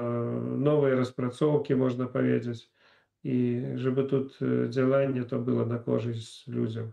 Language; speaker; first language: Polish; non-native, fluent; Russian